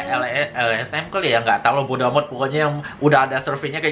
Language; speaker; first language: Indonesian; native; Indonesian